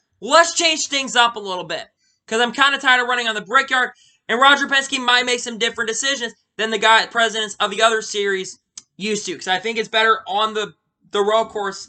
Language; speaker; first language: English; native; English